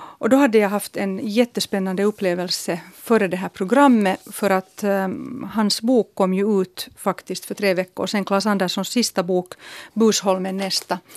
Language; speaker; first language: Swedish; native; Swedish